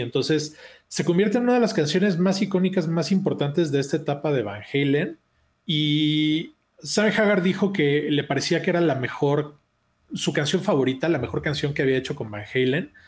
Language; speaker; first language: Spanish; native; Spanish